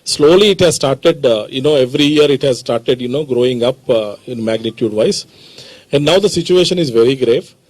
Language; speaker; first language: English; non-native, local second language; Telugu